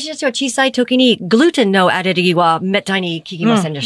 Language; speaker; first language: Japanese; non-native, fluent; English